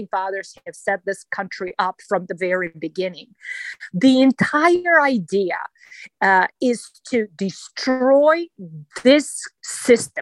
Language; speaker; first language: English; non-native, fluent; Serbian